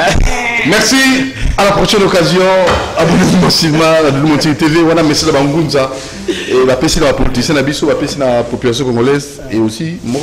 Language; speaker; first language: French; non-native, local second language; Lingala